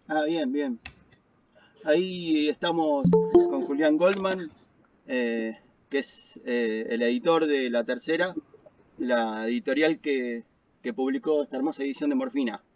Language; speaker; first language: Spanish; native; Spanish